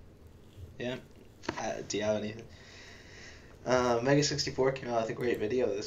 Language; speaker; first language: English; native; English